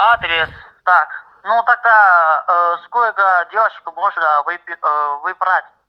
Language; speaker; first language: Russian; non-native, learner; Chinese